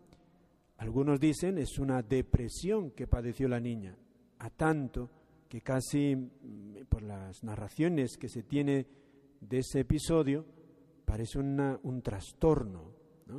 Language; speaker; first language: Spanish; native; Spanish